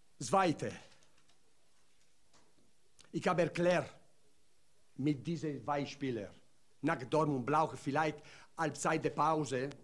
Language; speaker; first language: German; non-native, learner; Italian